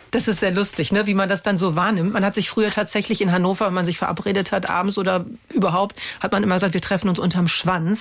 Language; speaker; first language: German; native; German